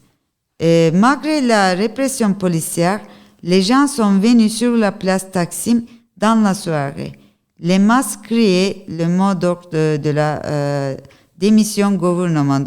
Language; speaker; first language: French; non-native, learner; Turkish